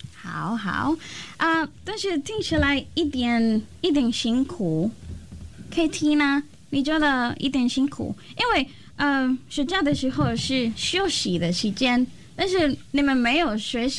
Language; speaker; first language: Chinese; non-native, fluent; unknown